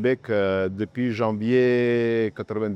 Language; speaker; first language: French; non-native, learner; Russian